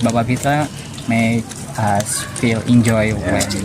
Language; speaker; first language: English; non-native, learner; Indonesian